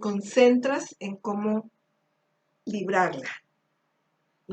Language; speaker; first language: Spanish; native; Spanish